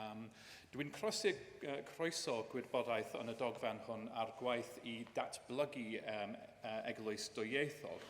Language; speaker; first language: Welsh; non-native, learner; English